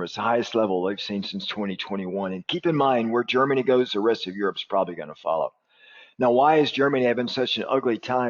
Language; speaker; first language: English; native; English